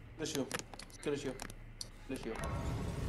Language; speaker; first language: Arabic; native; Arabic